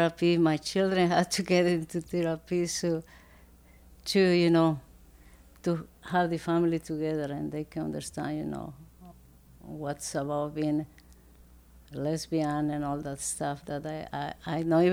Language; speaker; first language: English; non-native, fluent; Spanish